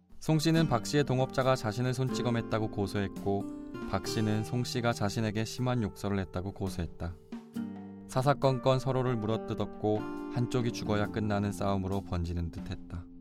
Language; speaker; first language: Korean; native; Korean